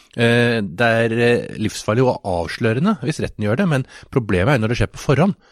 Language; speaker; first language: Norwegian; native; Norwegian